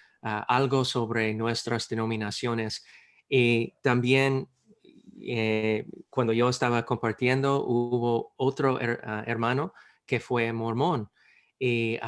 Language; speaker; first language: Spanish; non-native, fluent; English